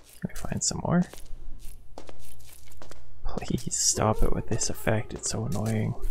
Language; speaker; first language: English; native; English